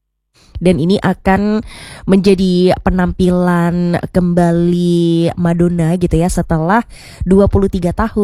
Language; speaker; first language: Indonesian; native; Indonesian